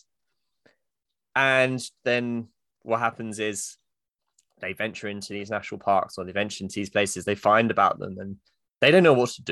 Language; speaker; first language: English; native; English